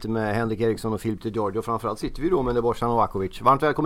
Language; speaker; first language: Swedish; native; Swedish